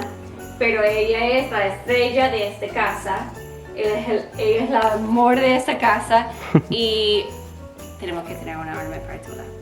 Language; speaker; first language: Spanish; non-native, learner; English